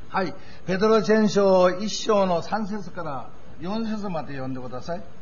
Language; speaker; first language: Japanese; non-native, fluent; Korean